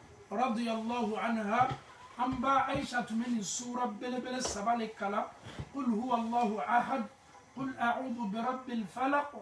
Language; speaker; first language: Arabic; non-native, fluent; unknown